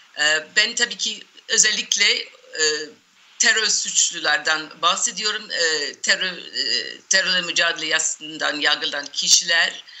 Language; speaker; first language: Turkish; non-native, fluent; English